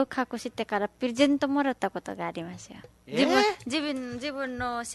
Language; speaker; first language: Japanese; non-native, learner; Nepali